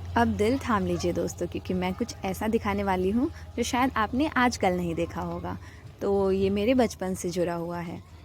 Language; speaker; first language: Hindi; non-native, local second language; Maithili